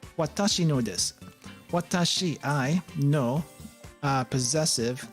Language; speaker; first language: Japanese; non-native, learner; English